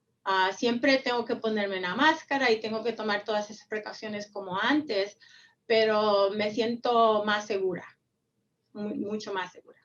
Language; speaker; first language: Spanish; early bilingual, heritage; Spanish